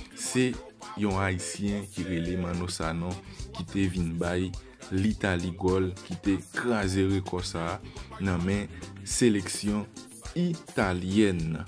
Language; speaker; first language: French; non-native, learner; Haitian Creole